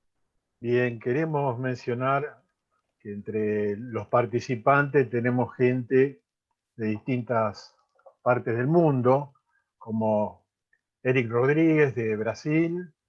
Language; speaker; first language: Spanish; native; Spanish